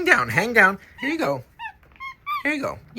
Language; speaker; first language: English; native; English